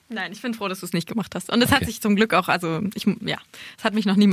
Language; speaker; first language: German; native; German